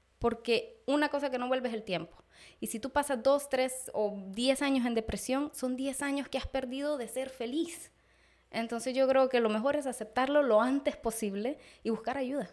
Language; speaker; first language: Spanish; native; Spanish